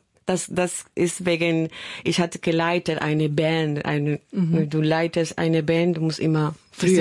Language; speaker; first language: German; non-native, learner; Spanish